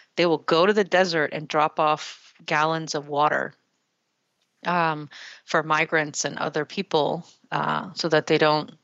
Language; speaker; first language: English; early bilingual, other home language; Spanish